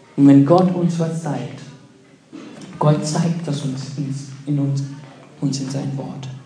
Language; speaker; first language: German; non-native, fluent; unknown